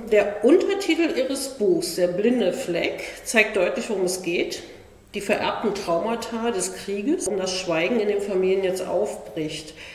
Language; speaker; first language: German; native; German